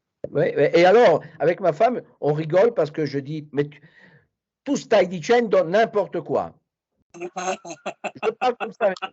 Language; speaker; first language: French; non-native, fluent; Italian